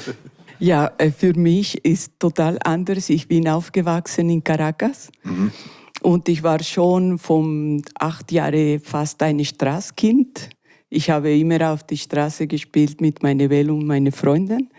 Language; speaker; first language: German; non-native, learner; Spanish